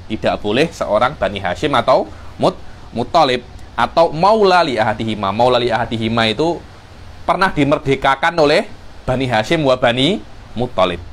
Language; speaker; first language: Indonesian; native; Indonesian